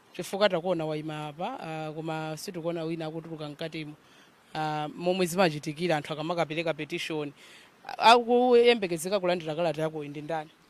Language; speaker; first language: Nyanja; native; Nyanja